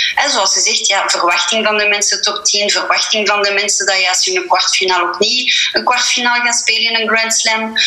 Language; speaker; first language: Dutch; non-native, fluent; French